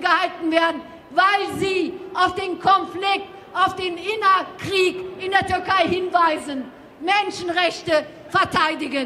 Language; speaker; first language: German; non-native, fluent; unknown